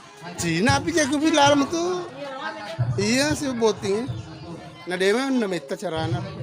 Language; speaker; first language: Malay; non-native, local second language; Buginese